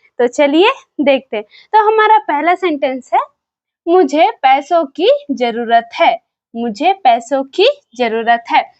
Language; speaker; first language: Hindi; non-native, local second language; Kannada